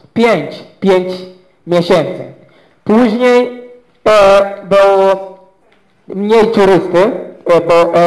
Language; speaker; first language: Polish; non-native, learner; Swahili